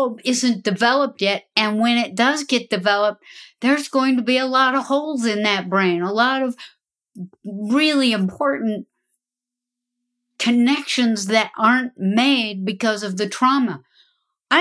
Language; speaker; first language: English; native; English